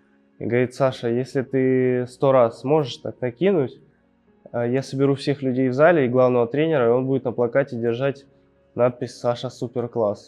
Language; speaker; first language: Russian; native; Russian